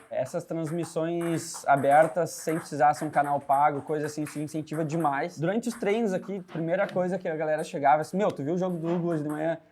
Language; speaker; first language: Portuguese; native; Portuguese